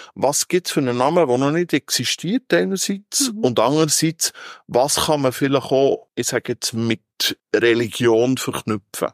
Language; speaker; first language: German; native; German